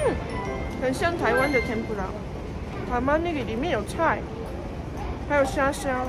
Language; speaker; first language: Chinese; early bilingual, heritage; Japanese